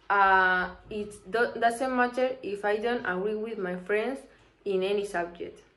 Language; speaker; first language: English; non-native, learner; Spanish